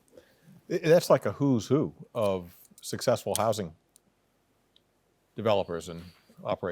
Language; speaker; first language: English; native; English